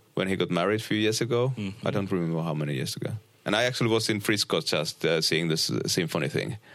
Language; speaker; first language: English; non-native, fluent; Finnish